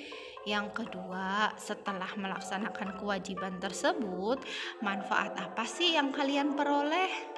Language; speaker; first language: Indonesian; native; Indonesian